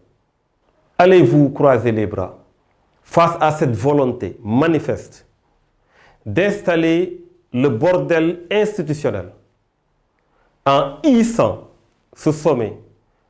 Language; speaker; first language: French; non-native, local second language; Wolof